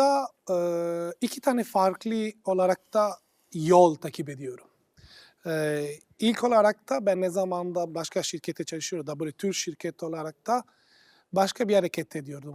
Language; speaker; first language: Turkish; non-native, fluent; Italian